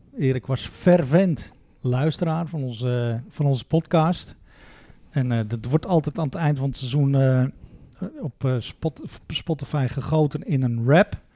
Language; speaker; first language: Dutch; native; Dutch